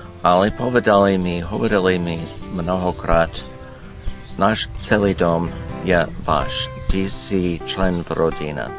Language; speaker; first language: Slovak; non-native, learner; English